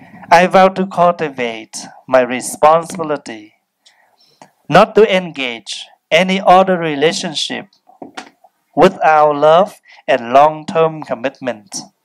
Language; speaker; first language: English; non-native, fluent; Vietnamese